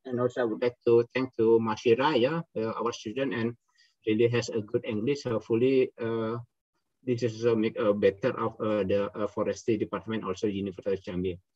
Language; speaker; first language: English; non-native, fluent; Indonesian